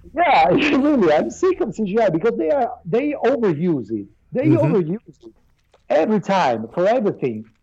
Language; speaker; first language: English; non-native, fluent; Italian